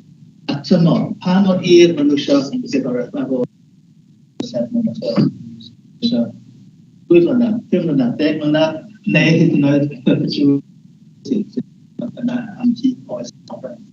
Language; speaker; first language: Welsh; native; Welsh